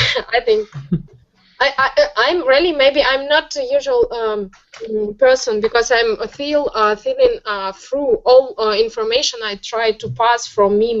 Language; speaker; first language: English; non-native, learner; Russian